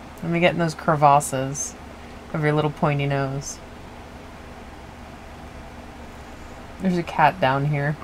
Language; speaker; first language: English; native; English